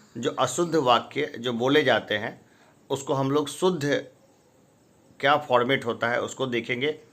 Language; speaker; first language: Hindi; native; Hindi